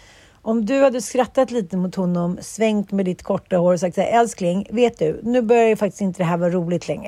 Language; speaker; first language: Swedish; native; Swedish